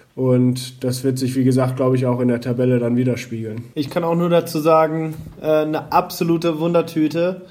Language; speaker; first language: German; native; German